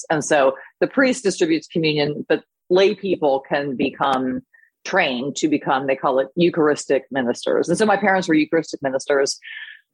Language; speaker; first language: English; native; English